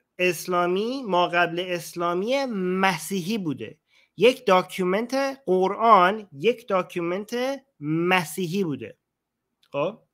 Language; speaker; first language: Persian; native; Persian